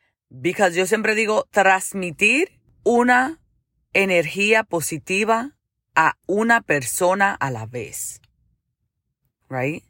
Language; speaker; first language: Spanish; early bilingual, heritage; Spanish